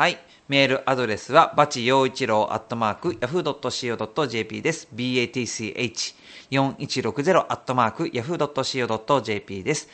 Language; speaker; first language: Japanese; native; Japanese